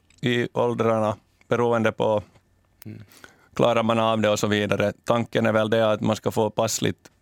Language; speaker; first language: Swedish; native; Swedish